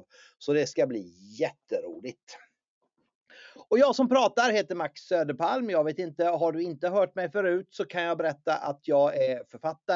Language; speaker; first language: Swedish; native; Swedish